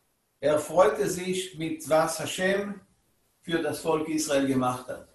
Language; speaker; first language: German; non-native, fluent; Hebrew